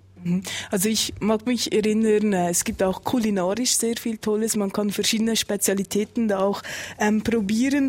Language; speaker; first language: German; native; German